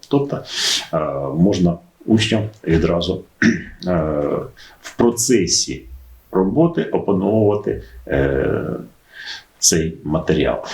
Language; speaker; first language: Ukrainian; native; Ukrainian